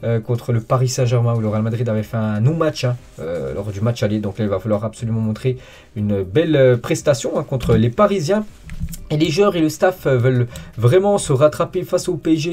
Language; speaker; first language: French; native; French